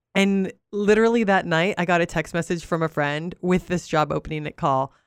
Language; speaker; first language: English; early bilingual, other home language; Spanish